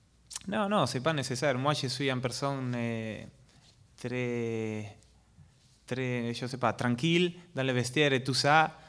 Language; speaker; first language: French; non-native, learner; Spanish